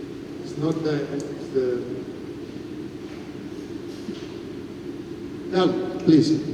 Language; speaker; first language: English; non-native, fluent; Italian